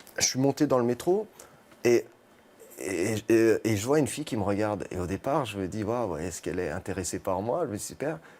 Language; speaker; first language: French; early bilingual, other home language; Arabic